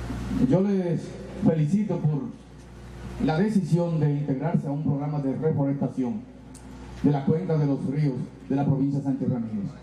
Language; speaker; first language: Spanish; native; Spanish